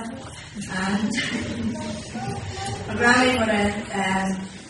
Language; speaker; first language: English; native; English